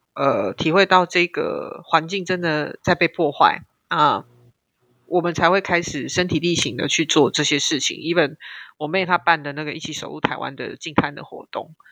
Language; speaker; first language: Chinese; native; Chinese